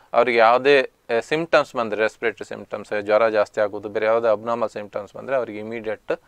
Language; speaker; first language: Kannada; native; Kannada